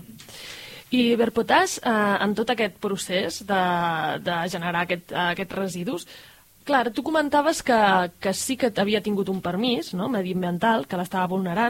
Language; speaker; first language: Catalan; native; Catalan